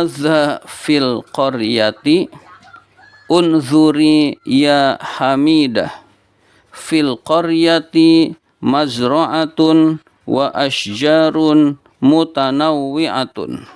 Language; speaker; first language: Arabic; non-native, fluent; Indonesian